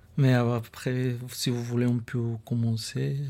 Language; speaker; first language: French; non-native, fluent; Bulgarian